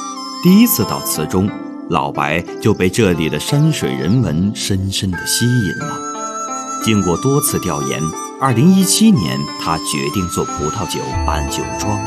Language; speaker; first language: Chinese; native; Chinese